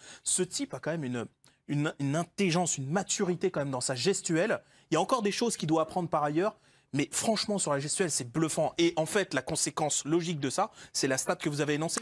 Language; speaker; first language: French; native; French